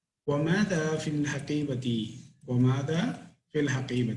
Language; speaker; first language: Arabic; non-native, fluent; Tamil